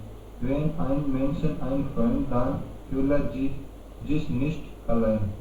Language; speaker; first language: German; non-native, learner; Hindi